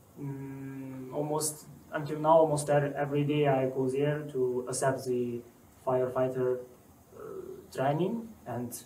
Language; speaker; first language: English; non-native, learner; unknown